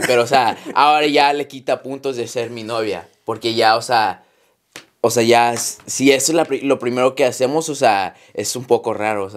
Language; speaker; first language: Spanish; early bilingual, heritage; Spanish